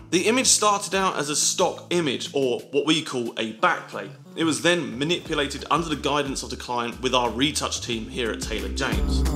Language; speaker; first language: English; native; English